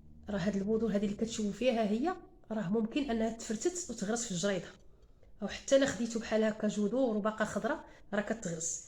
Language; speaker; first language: Arabic; native; Arabic